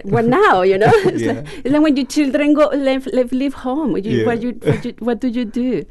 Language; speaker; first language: English; non-native, fluent; Spanish